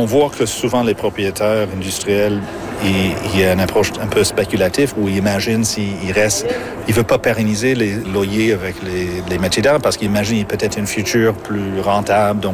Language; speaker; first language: French; native; French